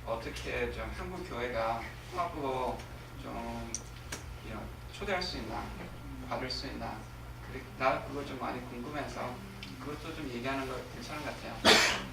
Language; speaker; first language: Korean; early bilingual, heritage; English